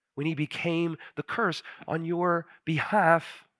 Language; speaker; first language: English; native; English